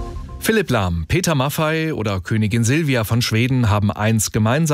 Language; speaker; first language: German; native; German